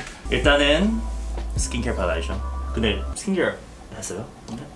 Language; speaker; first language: Korean; non-native, fluent; English